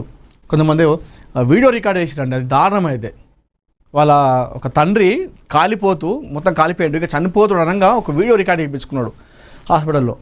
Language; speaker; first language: Telugu; native; Telugu